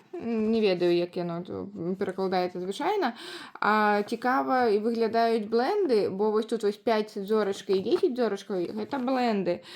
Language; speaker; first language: Belarusian; non-native, local second language; Russian